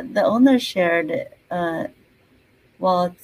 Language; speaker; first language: English; non-native, fluent; Chinese